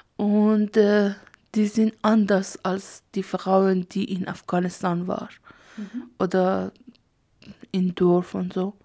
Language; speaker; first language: German; non-native, learner; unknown